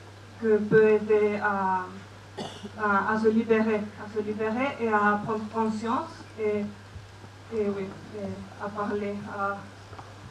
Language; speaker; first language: French; non-native, fluent; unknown